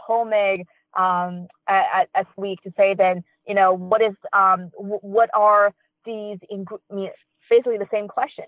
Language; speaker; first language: English; early bilingual, other home language; Chinese